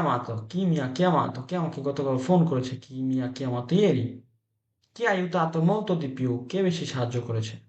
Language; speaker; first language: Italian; non-native, fluent; Bangla